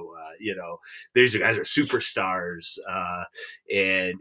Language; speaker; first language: English; native; English